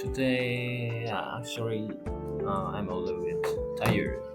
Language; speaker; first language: English; non-native, learner; Japanese